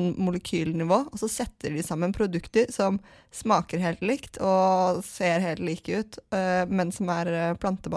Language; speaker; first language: Norwegian; native; Norwegian